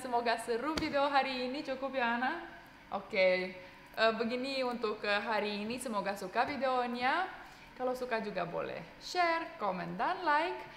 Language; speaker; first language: Indonesian; non-native, fluent; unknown